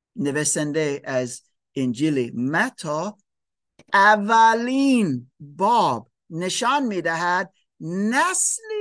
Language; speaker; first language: Persian; non-native, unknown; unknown